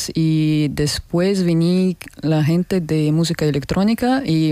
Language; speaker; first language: Spanish; non-native, learner; Russian